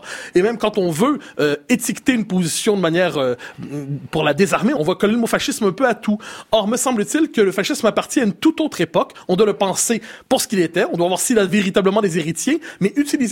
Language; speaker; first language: French; native; French